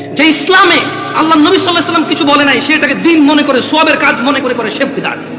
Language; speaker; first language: Bangla; early bilingual, heritage; Bangla